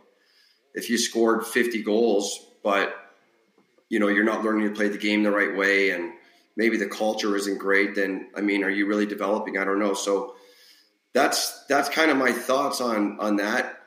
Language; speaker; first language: English; native; English